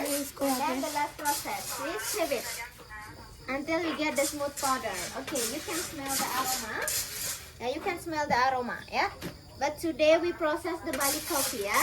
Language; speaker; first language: English; non-native, fluent; Indonesian